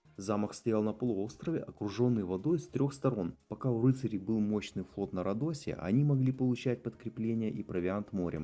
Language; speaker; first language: Russian; native; Russian